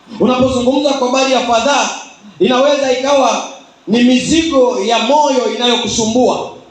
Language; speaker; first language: Swahili; native; Swahili